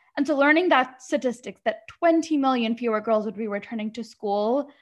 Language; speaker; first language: English; early bilingual, other home language; Arabic